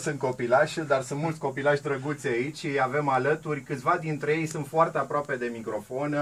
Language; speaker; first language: Romanian; native; Romanian